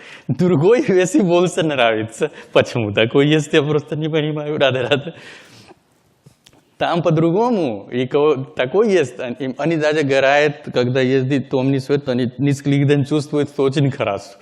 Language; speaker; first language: Russian; non-native, learner; Hindi